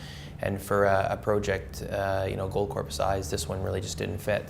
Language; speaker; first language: English; native; English